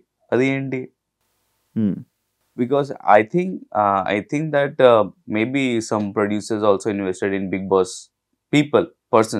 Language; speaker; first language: Telugu; non-native, local second language; Hindi